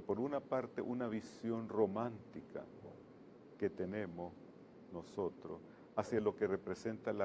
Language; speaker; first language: Spanish; native; Spanish